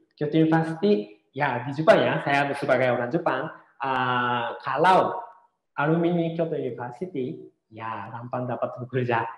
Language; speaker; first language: Indonesian; non-native, fluent; Japanese